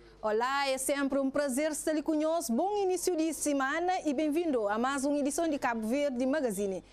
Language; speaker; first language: Portuguese; non-native, local second language; Kabuverdianu